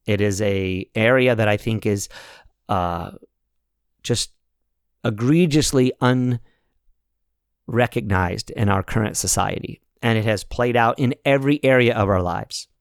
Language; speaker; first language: English; native; English